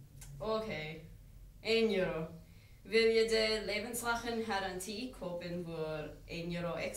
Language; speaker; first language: Dutch; non-native, learner; English